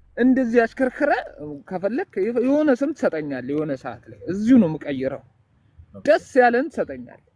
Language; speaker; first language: Amharic; native; Amharic